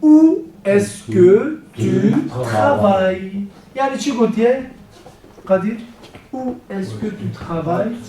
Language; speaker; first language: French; non-native, fluent; Kurdish